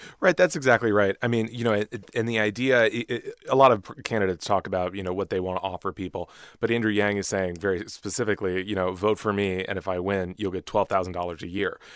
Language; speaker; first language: English; native; English